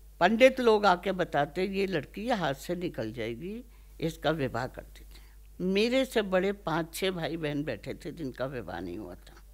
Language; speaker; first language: Hindi; native; Hindi